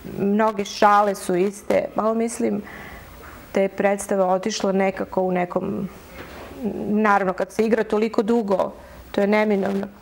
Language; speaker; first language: Serbian; native; Serbian